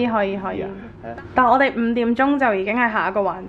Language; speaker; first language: Chinese; native; Chinese